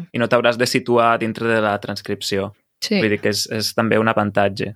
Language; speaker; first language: Catalan; native; Catalan